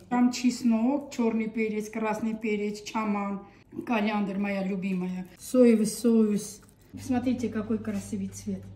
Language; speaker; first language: Russian; non-native, fluent; Armenian